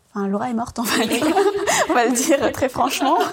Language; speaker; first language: French; early bilingual, other home language; Vietnamese